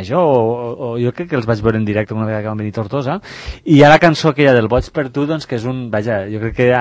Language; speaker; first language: Catalan; native; Catalan